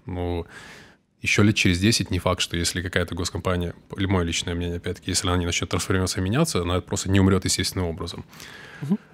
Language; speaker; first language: Russian; native; Russian